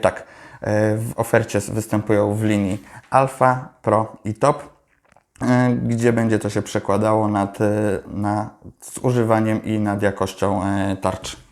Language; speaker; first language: Polish; native; Polish